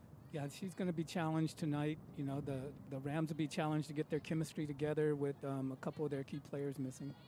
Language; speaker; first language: English; native; English